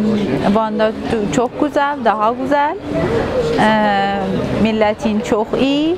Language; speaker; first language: Turkish; non-native, learner; Persian